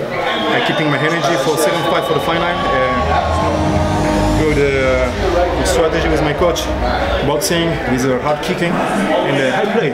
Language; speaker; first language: English; non-native, learner; French